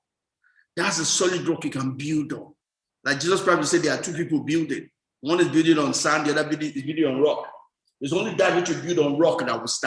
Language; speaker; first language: English; non-native, local second language; Yoruba